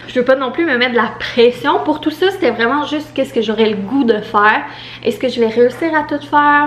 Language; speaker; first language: French; native; French